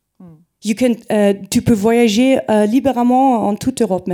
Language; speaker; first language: French; non-native, fluent; German